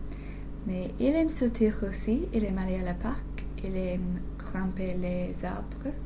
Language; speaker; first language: French; non-native, learner; English